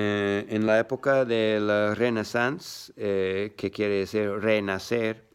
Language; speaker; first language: Spanish; non-native, learner; English